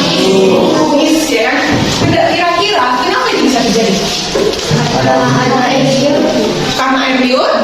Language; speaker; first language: Indonesian; native; Indonesian